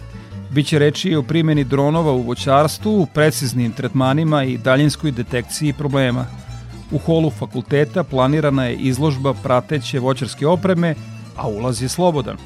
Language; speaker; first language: Serbian; native; Serbian